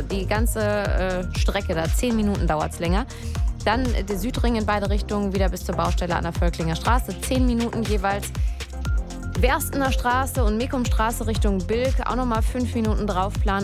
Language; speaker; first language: German; native; German